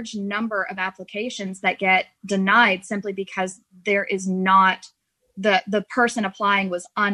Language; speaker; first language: English; native; English